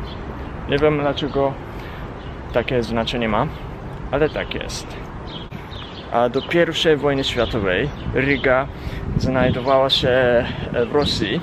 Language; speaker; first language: Polish; non-native, fluent; Japanese